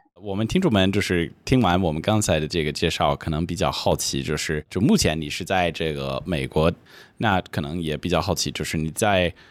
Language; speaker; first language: Chinese; non-native, fluent; English